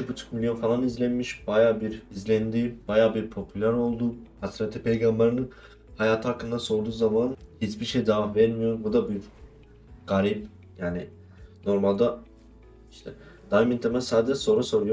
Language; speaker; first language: Turkish; non-native, fluent; Azerbaijani